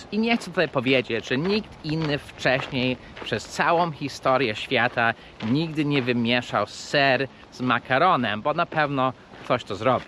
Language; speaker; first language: Polish; early bilingual, heritage; Polish